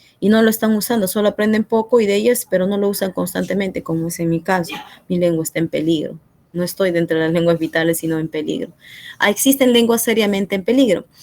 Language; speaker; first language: Spanish; non-native, local second language; Quechua